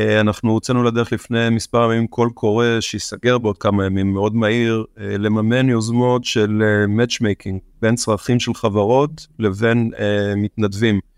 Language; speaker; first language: Hebrew; native; Hebrew